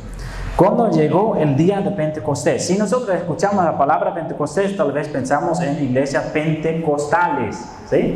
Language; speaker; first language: Spanish; non-native, fluent; Dutch